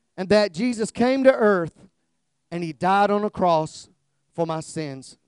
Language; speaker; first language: English; native; English